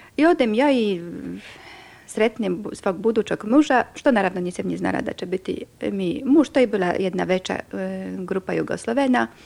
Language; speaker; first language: Serbian; non-native, fluent; Polish